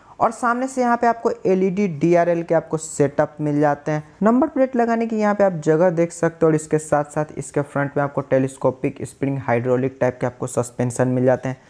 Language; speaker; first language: Hindi; native; Hindi